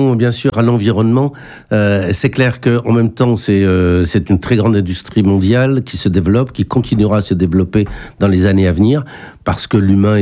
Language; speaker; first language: French; native; French